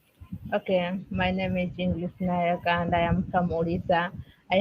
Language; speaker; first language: English; non-native, learner; Odia